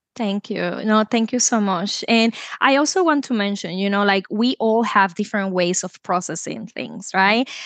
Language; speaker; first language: English; non-native, fluent; Spanish